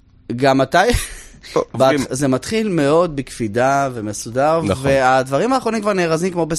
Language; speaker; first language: Hebrew; native; Hebrew